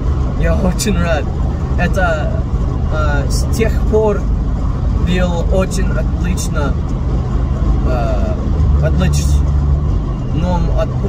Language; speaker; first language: Russian; non-native, learner; English